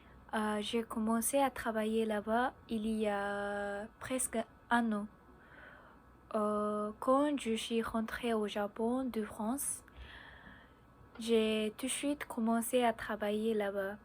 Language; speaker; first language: French; non-native, learner; Japanese